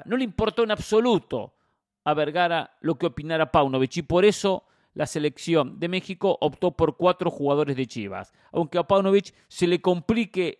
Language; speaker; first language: Spanish; native; Spanish